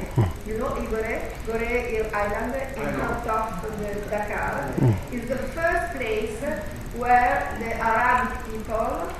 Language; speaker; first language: English; non-native, learner; Italian